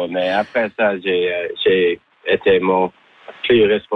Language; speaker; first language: French; non-native, local second language; English